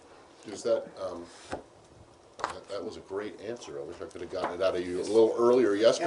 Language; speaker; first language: English; native; English